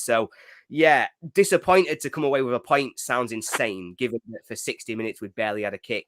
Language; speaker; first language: English; native; English